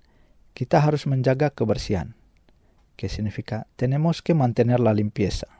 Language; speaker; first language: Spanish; non-native, fluent; Indonesian